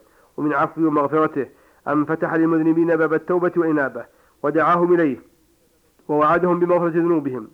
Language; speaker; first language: Arabic; native; Arabic